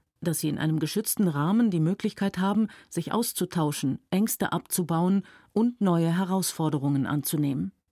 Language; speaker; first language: German; native; German